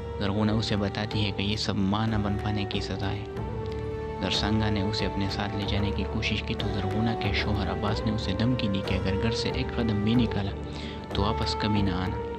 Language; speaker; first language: Urdu; non-native, local second language; Pashto